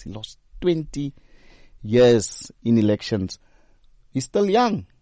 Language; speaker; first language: English; non-native, local second language; Afrikaans